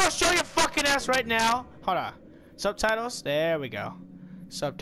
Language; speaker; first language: English; native; English